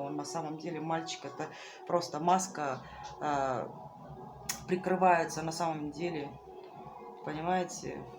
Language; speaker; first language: Russian; native; Russian